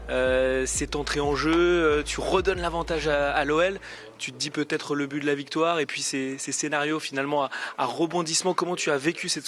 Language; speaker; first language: French; native; French